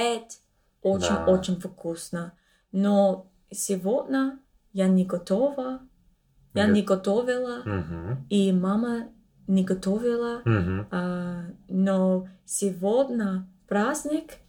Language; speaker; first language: Russian; non-native, learner; English